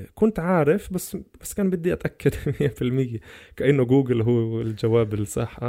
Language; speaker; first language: Arabic; non-native, fluent; Hebrew